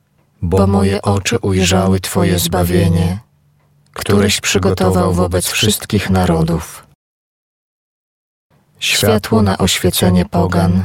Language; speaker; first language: Polish; native; Polish